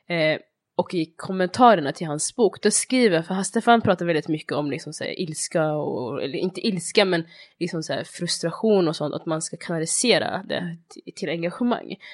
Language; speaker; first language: Swedish; early bilingual, other home language; Somali